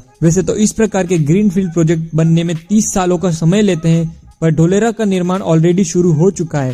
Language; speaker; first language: Hindi; native; Hindi